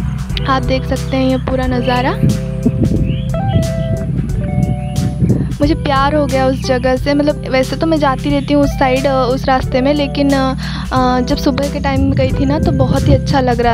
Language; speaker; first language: Hindi; native; Hindi